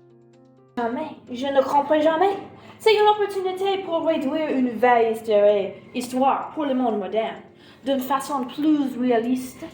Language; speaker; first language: French; non-native, learner; English